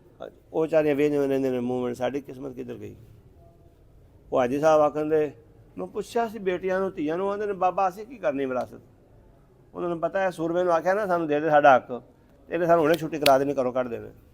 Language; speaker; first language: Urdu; non-native, local second language; Punjabi